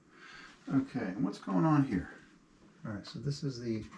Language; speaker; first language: English; native; English